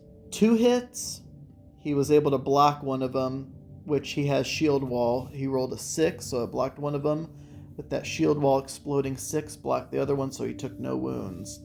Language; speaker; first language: English; native; English